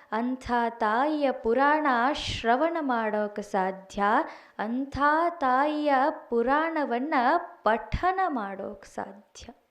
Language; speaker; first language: Kannada; native; Kannada